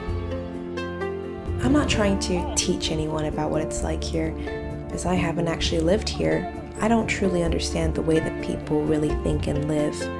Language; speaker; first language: English; native; English